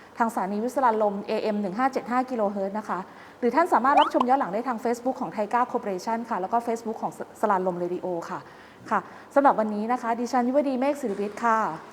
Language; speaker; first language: Thai; native; Thai